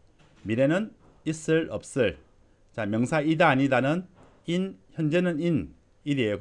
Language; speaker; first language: Korean; native; Korean